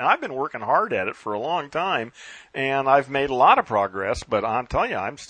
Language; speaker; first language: English; native; English